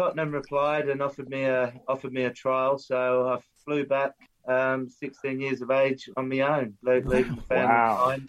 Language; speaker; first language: English; native; English